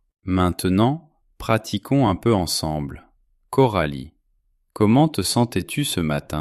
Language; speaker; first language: French; native; French